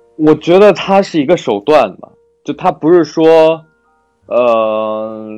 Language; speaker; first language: Chinese; non-native, local second language; Korean